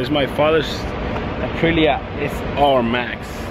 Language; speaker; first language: English; non-native, fluent; Spanish